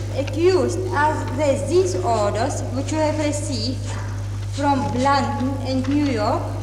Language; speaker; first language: English; non-native, fluent; Czech